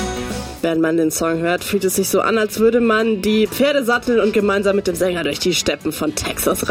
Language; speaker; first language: German; native; German